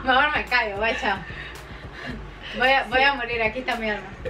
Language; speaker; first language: Spanish; native; Spanish